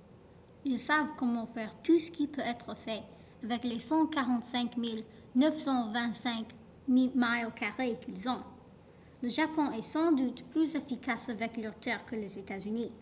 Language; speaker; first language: French; non-native, learner; English